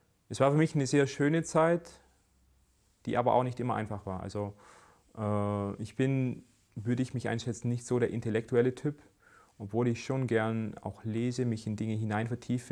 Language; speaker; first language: German; native; German